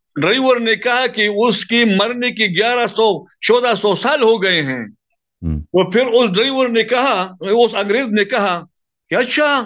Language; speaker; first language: Urdu; non-native, local second language; Pashto